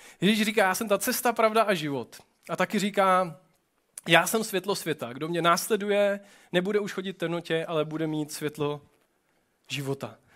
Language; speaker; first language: Czech; native; Czech